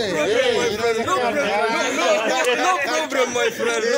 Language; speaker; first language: English; non-native, learner; Swahili